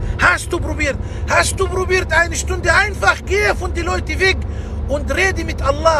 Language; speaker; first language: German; non-native, fluent; Arabic